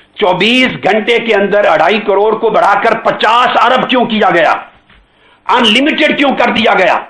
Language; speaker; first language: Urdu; non-native, local second language; Punjabi